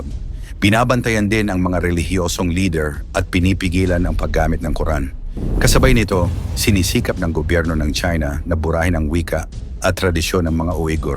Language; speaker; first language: Filipino; native; Filipino